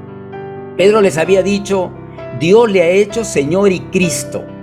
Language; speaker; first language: Spanish; native; Spanish